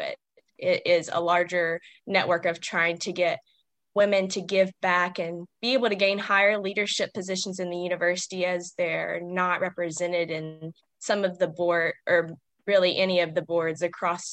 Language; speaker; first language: English; native; English